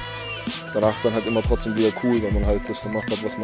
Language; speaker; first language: German; native; German